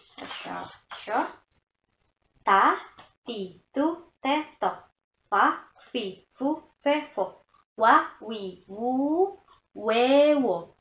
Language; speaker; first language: Russian; non-native, learner; Indonesian